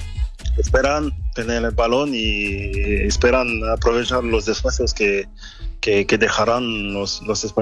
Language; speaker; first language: Spanish; non-native, fluent; French